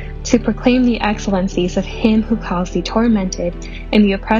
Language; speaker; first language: English; early bilingual, other home language; Spanish